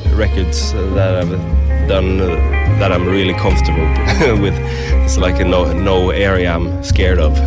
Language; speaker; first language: English; non-native, fluent; Norwegian